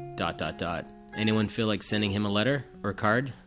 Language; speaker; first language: English; native; English